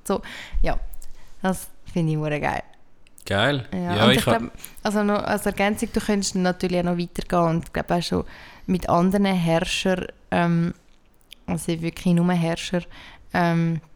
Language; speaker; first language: German; native; German